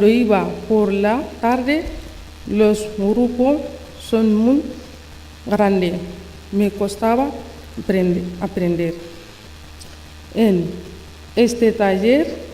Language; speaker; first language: Spanish; non-native, learner; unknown